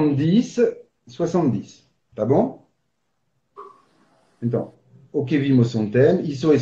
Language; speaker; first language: Portuguese; non-native, fluent; French